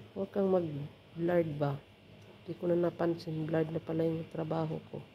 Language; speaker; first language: Filipino; non-native, local second language; Cebuano